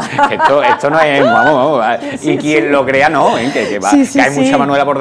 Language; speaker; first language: Spanish; native; Spanish